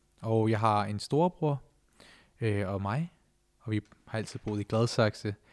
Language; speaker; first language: Danish; early bilingual, other home language; Punjabi